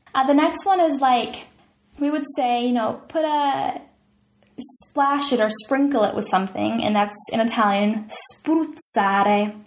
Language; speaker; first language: English; native; English